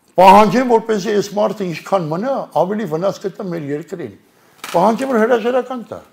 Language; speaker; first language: Armenian; native; Armenian